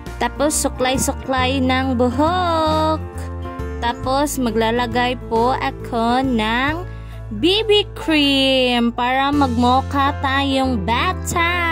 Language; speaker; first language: Filipino; non-native, local second language; Cebuano